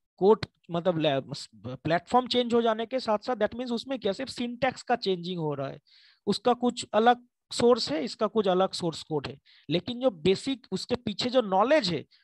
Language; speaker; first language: Hindi; non-native, local second language; Bangla